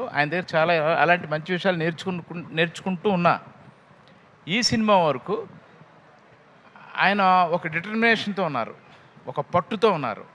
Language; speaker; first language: Telugu; native; Telugu